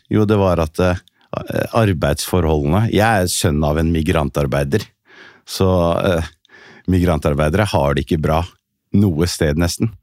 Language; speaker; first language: Norwegian; early bilingual, other home language; Riffian